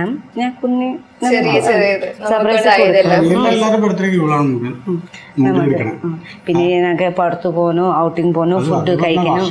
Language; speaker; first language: Malayalam; non-native, learner; Nepali